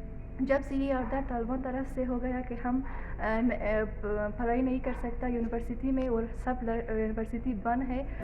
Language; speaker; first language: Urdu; non-native, learner; Persian